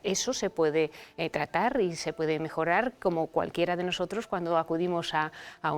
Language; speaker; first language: Spanish; native; Spanish